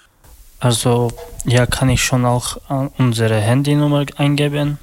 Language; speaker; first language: German; non-native, learner; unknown